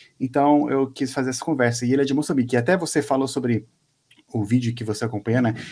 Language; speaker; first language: Portuguese; native; Portuguese